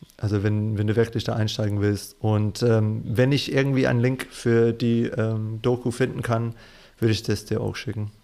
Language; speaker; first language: German; non-native, fluent; English